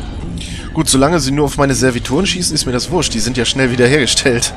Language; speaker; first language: German; native; German